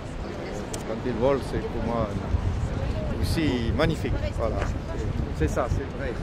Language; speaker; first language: French; non-native, learner; Dutch